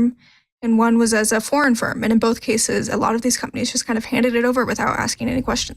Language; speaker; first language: English; native; English